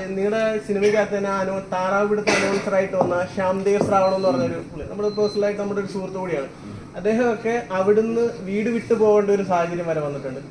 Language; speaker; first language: Malayalam; native; Malayalam